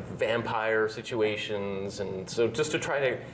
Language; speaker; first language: English; native; English